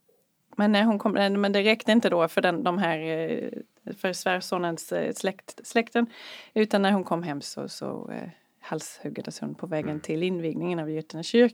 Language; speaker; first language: Swedish; non-native, fluent; English